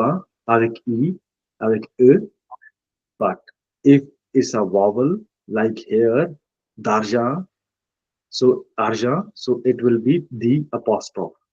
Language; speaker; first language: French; non-native, fluent; Punjabi